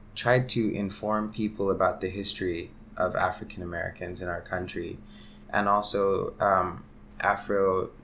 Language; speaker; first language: English; early bilingual, other home language; Hindi